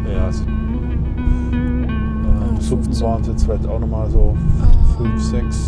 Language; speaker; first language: German; native; German